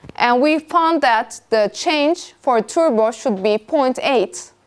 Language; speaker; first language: English; non-native, fluent; Turkish